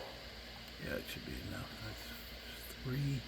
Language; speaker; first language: English; native; English